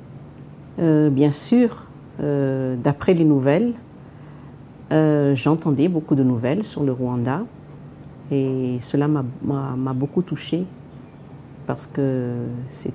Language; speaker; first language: French; non-native, local second language; Malagasy